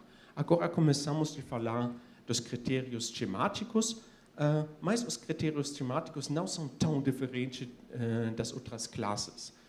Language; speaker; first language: Portuguese; non-native, fluent; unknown